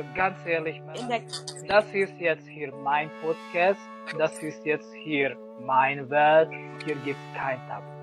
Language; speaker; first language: German; non-native, learner; Hungarian